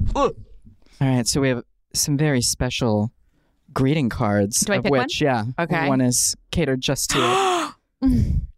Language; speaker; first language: English; native; English